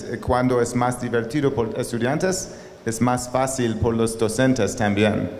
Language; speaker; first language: Spanish; non-native, learner; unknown